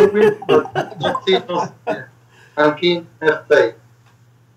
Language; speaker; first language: English; non-native, learner; Spanish